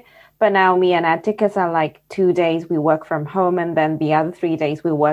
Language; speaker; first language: English; non-native, local second language; Cantonese